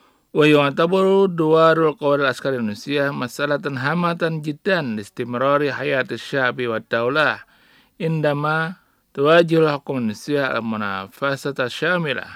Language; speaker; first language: Arabic; non-native, fluent; Indonesian